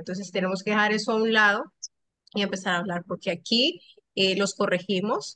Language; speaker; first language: Spanish; early bilingual, other home language; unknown